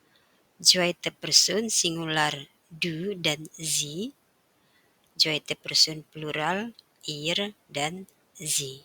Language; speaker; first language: German; non-native, fluent; Indonesian